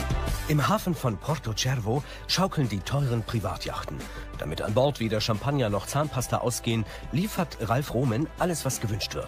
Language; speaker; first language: German; native; German